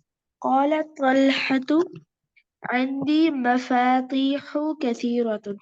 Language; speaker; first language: Arabic; non-native, learner; Urdu